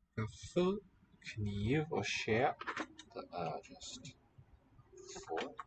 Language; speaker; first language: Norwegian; non-native, learner; English